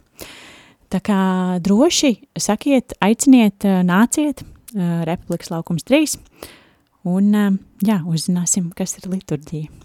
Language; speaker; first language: Latvian; native; Latvian